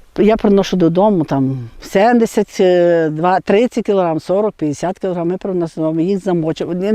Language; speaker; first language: Ukrainian; native; Ukrainian